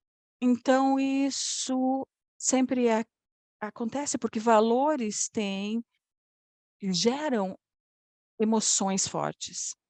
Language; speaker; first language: Portuguese; non-native, fluent; Polish